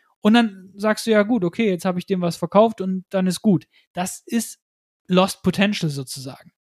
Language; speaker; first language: German; native; German